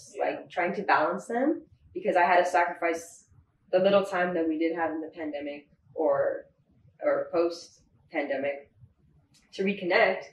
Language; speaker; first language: English; native; English